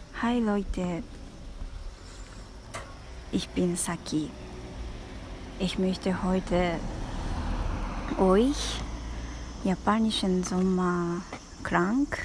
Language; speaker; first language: German; non-native, learner; Japanese